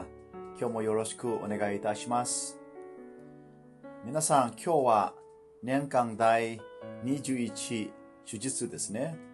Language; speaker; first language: Japanese; non-native, fluent; Burmese